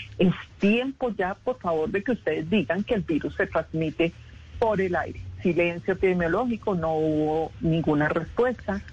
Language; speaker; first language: Spanish; native; Spanish